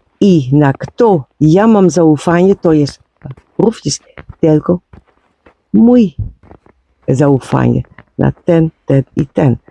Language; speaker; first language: Polish; non-native, learner; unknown